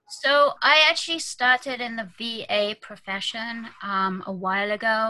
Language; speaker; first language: English; native; English